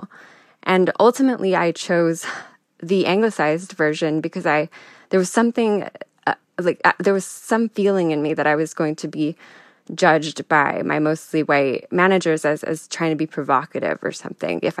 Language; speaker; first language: English; early bilingual, other home language; Spanish